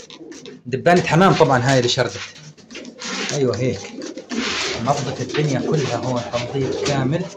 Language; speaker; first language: Arabic; native; Arabic